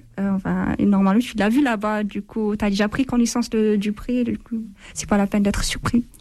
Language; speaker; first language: French; non-native, fluent; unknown